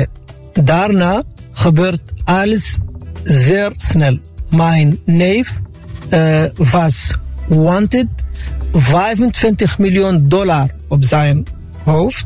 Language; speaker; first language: Dutch; non-native, fluent; Arabic